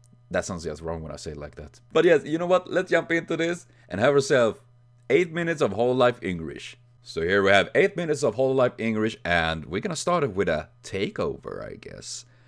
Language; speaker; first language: English; non-native, fluent; Swedish